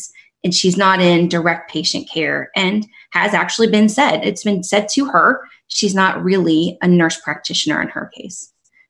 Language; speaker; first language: English; native; English